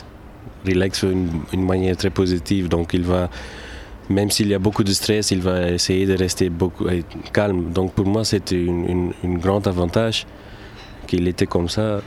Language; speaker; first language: French; non-native, local second language; Turkish